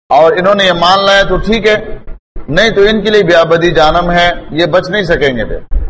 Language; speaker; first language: Urdu; non-native, local second language; Pashto